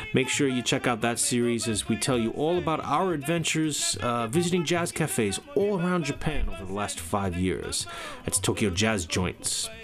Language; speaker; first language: English; native; English